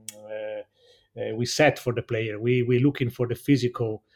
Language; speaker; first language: English; non-native, learner; Italian